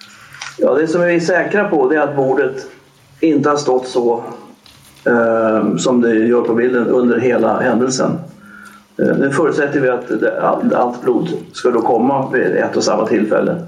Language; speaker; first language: Swedish; native; Swedish